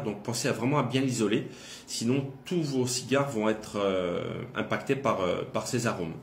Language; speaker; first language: French; native; French